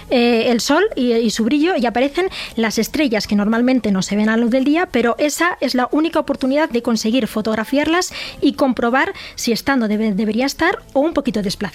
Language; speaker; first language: Spanish; native; Spanish